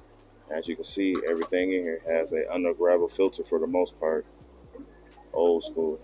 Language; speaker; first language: English; native; English